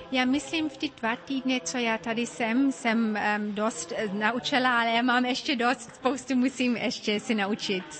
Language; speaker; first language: Czech; early bilingual, heritage; English